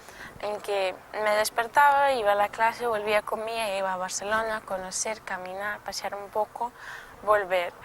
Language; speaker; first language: Spanish; non-native, local second language; Portuguese